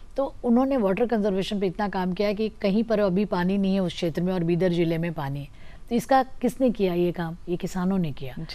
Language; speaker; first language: Hindi; native; Hindi